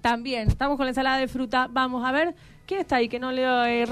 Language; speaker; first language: Spanish; native; Spanish